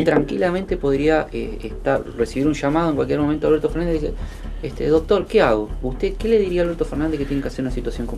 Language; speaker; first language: Spanish; native; Spanish